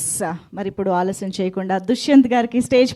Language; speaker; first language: Telugu; native; Telugu